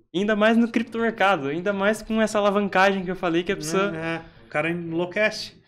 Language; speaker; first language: Portuguese; native; Portuguese